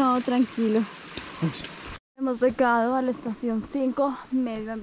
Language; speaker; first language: Spanish; native; Spanish